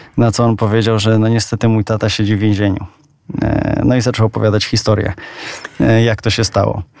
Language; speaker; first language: Polish; native; Polish